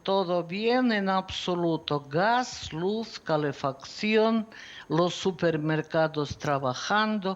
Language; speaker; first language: Spanish; non-native, fluent; Ukrainian